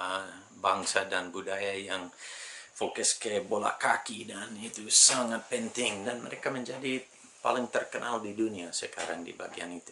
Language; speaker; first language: Indonesian; non-native, fluent; English